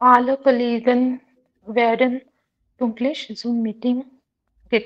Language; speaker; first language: German; non-native, learner; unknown